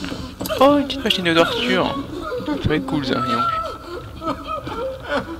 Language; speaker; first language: French; native; French